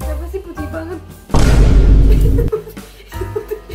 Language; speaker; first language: Indonesian; early bilingual, other home language; Russian